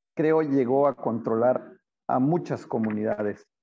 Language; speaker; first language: Spanish; non-native, local second language; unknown